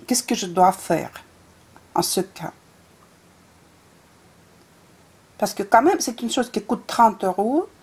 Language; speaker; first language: French; non-native, fluent; Russian